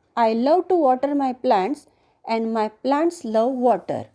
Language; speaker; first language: English; non-native, local second language; Marathi